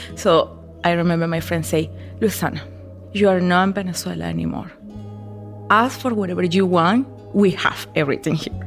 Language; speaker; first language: English; non-native, learner; Spanish